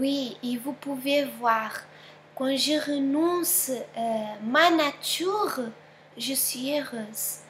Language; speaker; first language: French; non-native, fluent; Portuguese